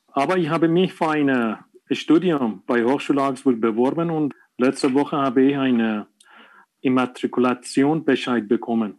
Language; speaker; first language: German; non-native, learner; Persian